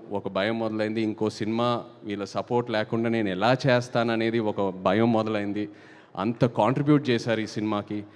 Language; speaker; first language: Telugu; native; Telugu